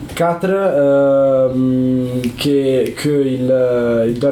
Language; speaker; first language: French; non-native, learner; Italian